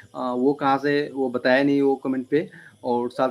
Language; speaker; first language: Hindi; non-native, local second language; Bangla